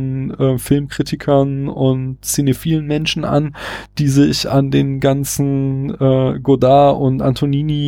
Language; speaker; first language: German; native; German